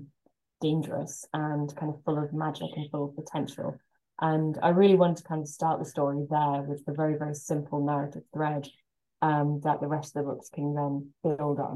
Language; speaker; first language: English; native; English